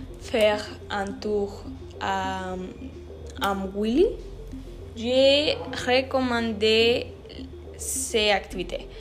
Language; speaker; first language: French; non-native, learner; Spanish